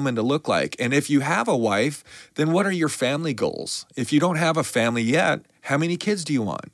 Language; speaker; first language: English; native; English